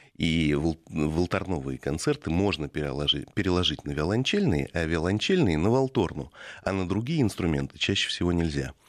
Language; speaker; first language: Russian; native; Russian